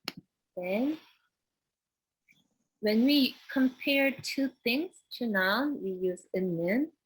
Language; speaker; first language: English; non-native, fluent; Korean